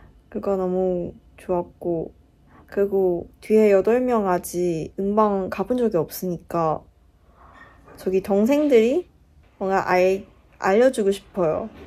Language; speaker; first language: Korean; non-native, fluent; Chinese